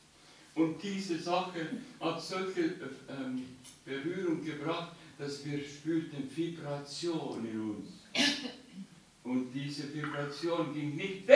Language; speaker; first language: German; non-native, learner; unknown